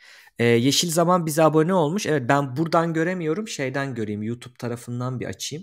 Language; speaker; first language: Turkish; native; Turkish